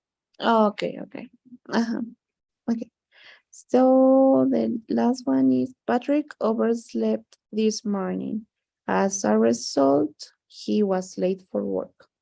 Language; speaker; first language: English; non-native, learner; Spanish